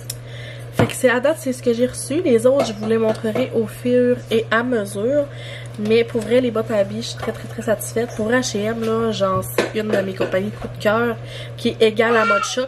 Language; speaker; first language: French; native; French